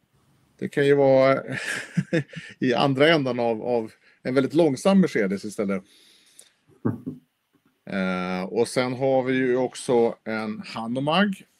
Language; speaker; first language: Swedish; native; Swedish